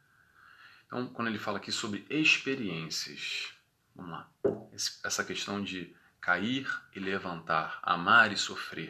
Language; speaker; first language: Portuguese; native; Portuguese